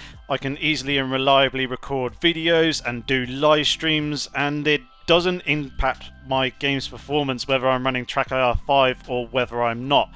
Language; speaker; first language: English; native; English